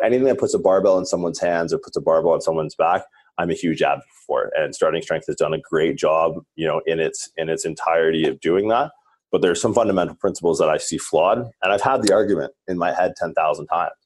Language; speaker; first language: English; native; English